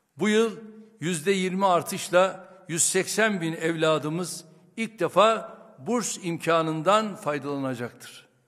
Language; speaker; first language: Turkish; native; Turkish